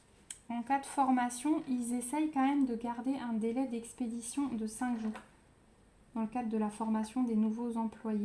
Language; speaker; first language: French; native; French